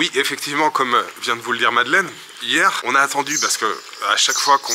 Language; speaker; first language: French; native; French